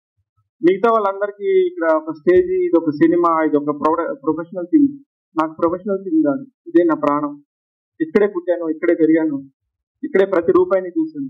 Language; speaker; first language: Telugu; native; Telugu